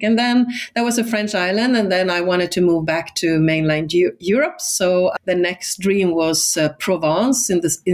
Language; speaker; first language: English; non-native, fluent; Swedish